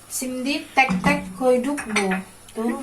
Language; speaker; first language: Turkish; non-native, learner; Indonesian